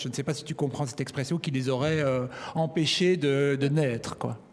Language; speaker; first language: French; native; French